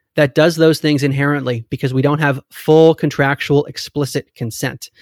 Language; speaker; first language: English; native; English